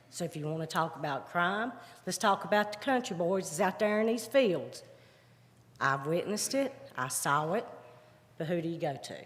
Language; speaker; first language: English; native; English